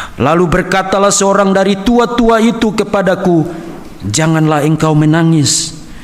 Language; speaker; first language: Indonesian; native; Indonesian